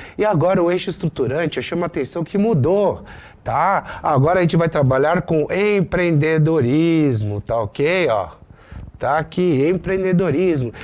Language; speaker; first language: Portuguese; native; Portuguese